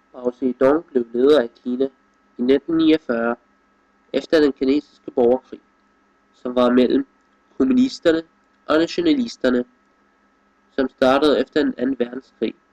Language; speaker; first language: Danish; non-native, fluent; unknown